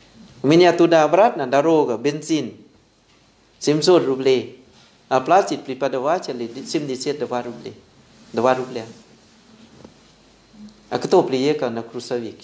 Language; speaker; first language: Russian; non-native, fluent; Thai